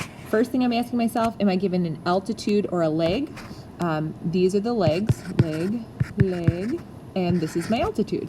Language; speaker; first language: English; native; English